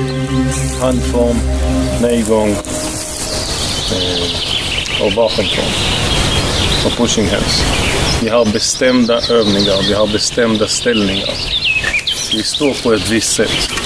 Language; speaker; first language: Swedish; non-native, fluent; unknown